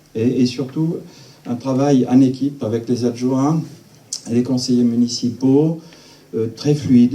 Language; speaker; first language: French; native; French